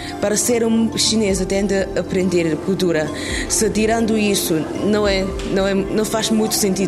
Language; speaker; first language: Portuguese; non-native, learner; Chinese